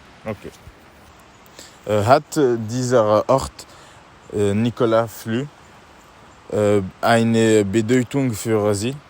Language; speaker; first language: German; non-native, learner; French